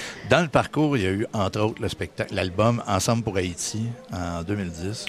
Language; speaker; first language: French; native; French